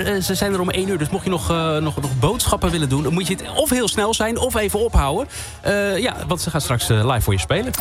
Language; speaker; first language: Dutch; native; Dutch